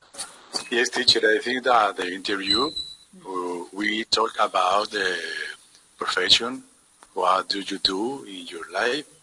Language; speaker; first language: English; non-native, learner; Spanish